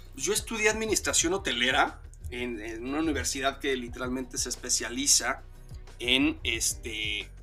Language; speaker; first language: Spanish; native; Spanish